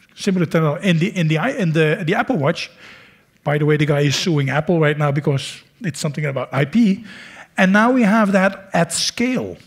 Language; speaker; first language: English; non-native, fluent; Dutch